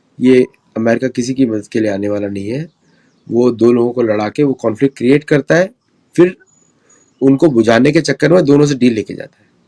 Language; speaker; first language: Hindi; native; Hindi